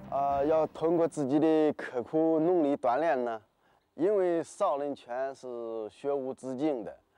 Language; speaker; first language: Chinese; native; Chinese